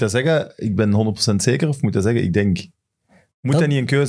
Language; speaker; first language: Dutch; native; Dutch